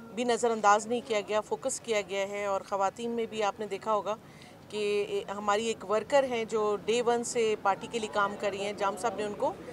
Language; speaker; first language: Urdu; non-native, local second language; Baluchi